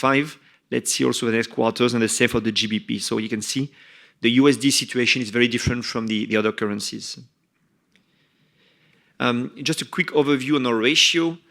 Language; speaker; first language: English; non-native, fluent; French